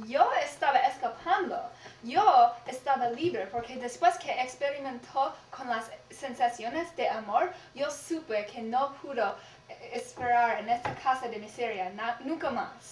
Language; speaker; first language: Spanish; non-native, learner; English